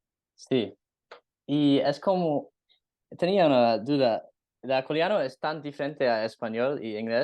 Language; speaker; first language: Spanish; non-native, learner; English